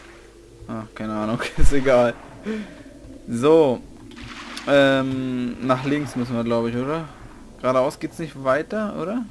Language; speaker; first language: German; native; German